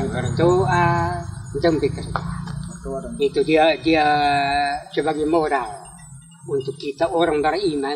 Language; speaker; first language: Indonesian; non-native, local second language; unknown